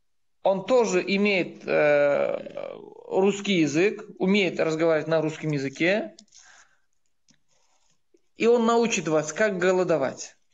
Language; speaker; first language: Russian; non-native, local second language; Uzbek